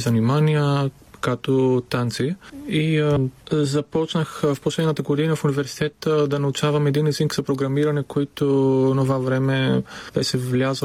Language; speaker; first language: Bulgarian; non-native, fluent; Greek